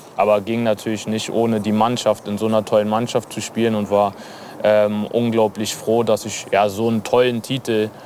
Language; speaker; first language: German; native; German